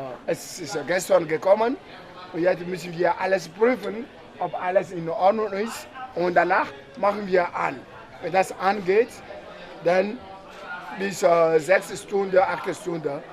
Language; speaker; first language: German; non-native, learner; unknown